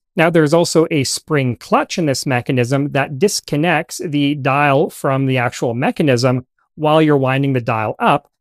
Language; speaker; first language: English; native; English